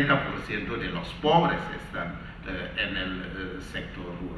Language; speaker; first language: Spanish; non-native, fluent; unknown